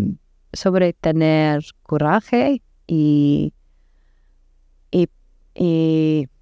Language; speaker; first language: Spanish; non-native, learner; English